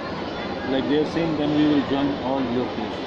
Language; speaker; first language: English; non-native, fluent; Pashto